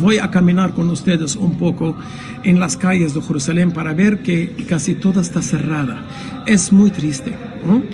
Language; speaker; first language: Spanish; non-native, fluent; Arabic